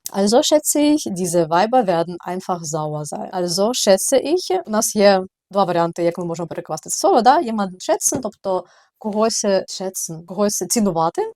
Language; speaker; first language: Ukrainian; native; Ukrainian